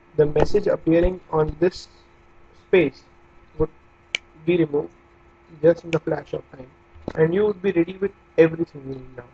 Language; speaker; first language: English; non-native, local second language; Hindi